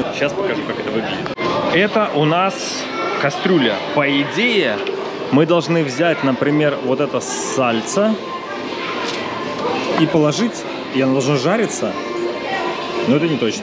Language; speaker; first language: Russian; native; Russian